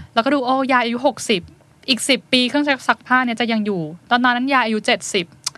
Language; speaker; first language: Thai; native; Thai